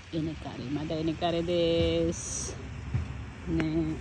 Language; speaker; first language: Japanese; non-native, learner; Filipino